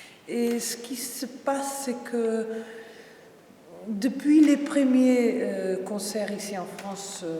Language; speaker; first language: French; non-native, fluent; Portuguese